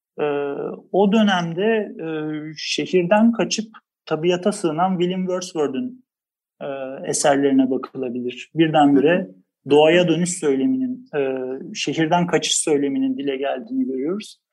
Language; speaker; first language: Turkish; native; Turkish